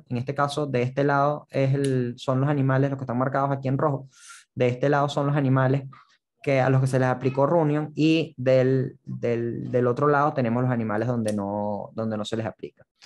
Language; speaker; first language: Spanish; native; Spanish